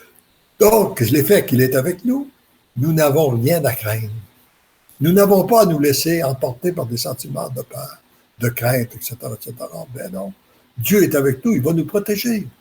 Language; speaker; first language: French; native; French